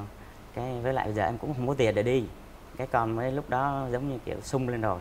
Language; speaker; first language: Vietnamese; native; Vietnamese